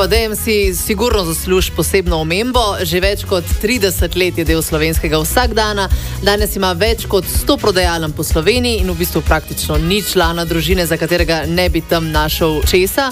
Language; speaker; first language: Slovenian; native; Slovenian